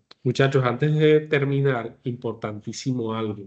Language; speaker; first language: Spanish; native; Spanish